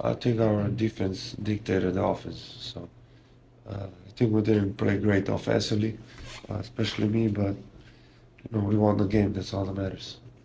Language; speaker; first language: English; non-native, fluent; Slovenian